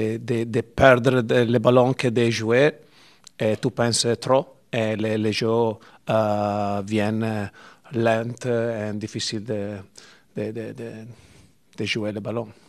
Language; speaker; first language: French; non-native, learner; Italian